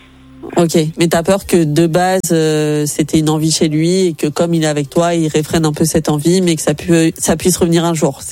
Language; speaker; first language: French; native; French